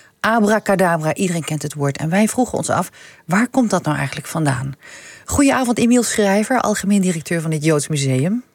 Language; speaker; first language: Dutch; native; Dutch